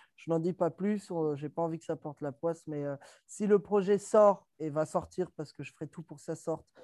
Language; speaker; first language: French; native; French